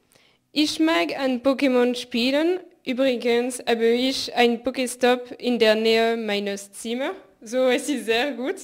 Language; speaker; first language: German; non-native, learner; French